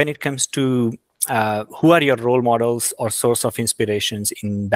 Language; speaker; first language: English; non-native, local second language; Gujarati